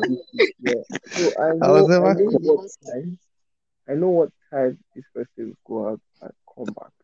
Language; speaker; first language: English; non-native, local second language; Yoruba